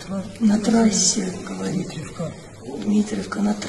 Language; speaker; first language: Russian; non-native, learner; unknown